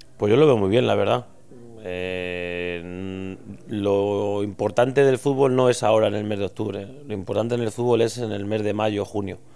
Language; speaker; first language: Spanish; native; Spanish